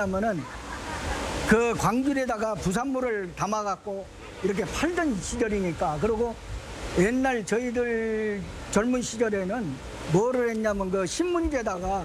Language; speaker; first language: Korean; native; Korean